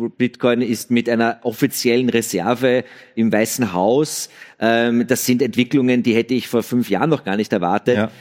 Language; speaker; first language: German; native; German